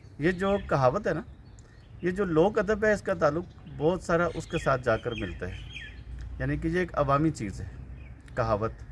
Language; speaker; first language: Urdu; native; Urdu